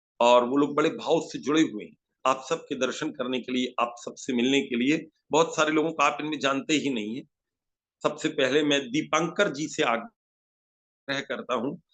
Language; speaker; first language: Hindi; native; Hindi